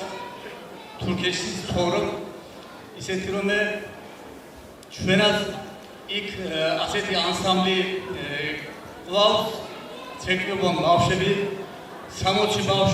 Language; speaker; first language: Georgian; early bilingual, heritage; Georgian